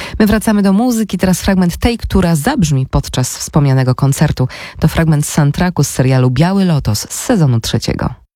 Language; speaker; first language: Polish; native; Polish